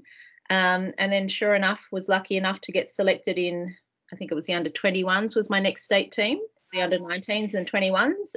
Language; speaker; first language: English; native; English